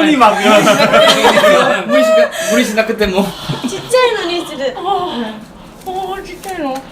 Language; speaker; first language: Japanese; non-native, learner; Korean